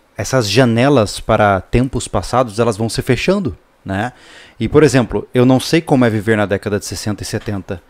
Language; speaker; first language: Portuguese; native; Portuguese